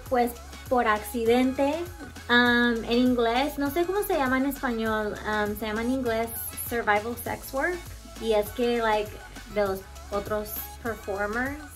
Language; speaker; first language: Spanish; early bilingual, heritage; Spanish